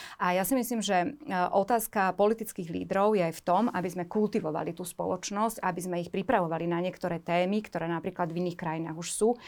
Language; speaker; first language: Slovak; native; Slovak